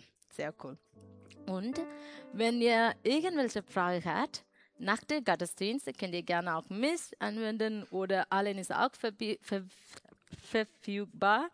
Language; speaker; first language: German; non-native, learner; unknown